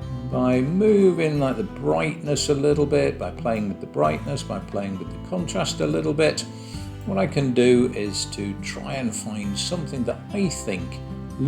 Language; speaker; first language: English; native; English